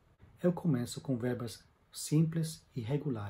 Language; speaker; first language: Portuguese; non-native, fluent; English